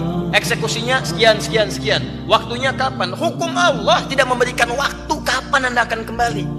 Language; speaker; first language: Indonesian; native; Indonesian